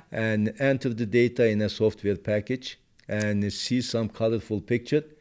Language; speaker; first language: English; non-native, fluent; Turkish